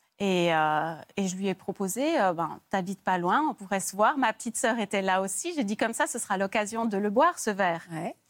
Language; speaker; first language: French; native; French